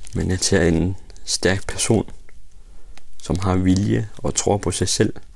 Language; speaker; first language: Danish; non-native, local second language; Kalaallisut